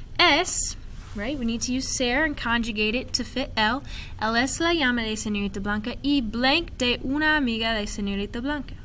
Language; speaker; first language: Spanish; non-native, fluent; English